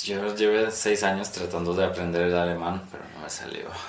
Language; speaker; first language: Spanish; non-native, fluent; Polish